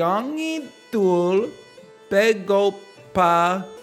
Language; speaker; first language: Korean; non-native, learner; English